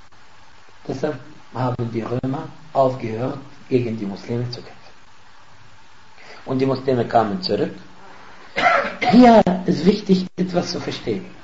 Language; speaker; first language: German; non-native, fluent; Arabic